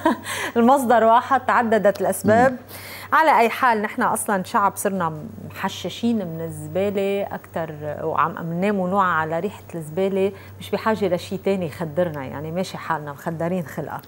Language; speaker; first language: Arabic; native; Arabic